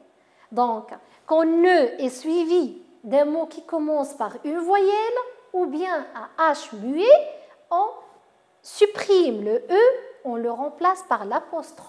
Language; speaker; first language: French; non-native, local second language; Arabic